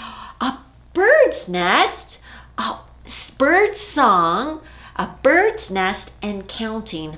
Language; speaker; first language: English; native; English